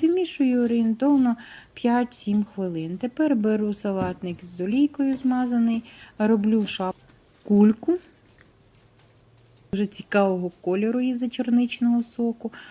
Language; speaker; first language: Ukrainian; native; Ukrainian